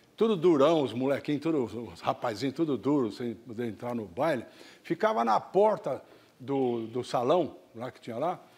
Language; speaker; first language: Portuguese; native; Portuguese